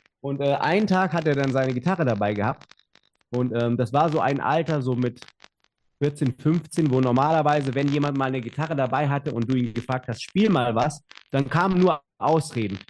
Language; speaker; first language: German; native; German